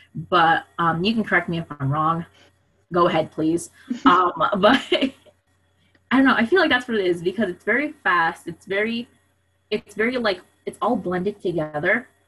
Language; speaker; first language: English; native; English